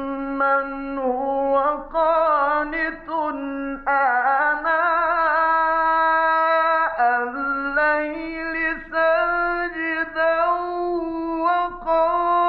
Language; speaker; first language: Arabic; native; Arabic